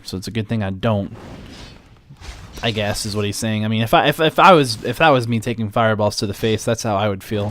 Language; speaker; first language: English; native; English